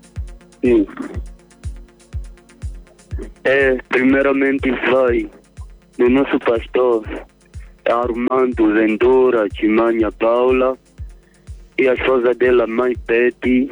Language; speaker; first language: Portuguese; non-native, local second language; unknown